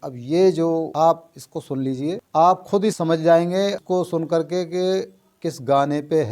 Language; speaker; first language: Urdu; native; Urdu